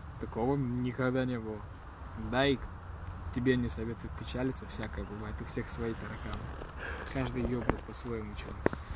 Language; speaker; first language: Russian; early bilingual, heritage; Russian